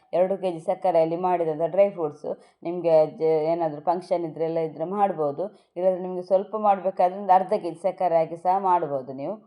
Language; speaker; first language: Kannada; non-native, local second language; Tulu